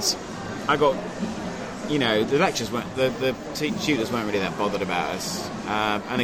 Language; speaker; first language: English; native; English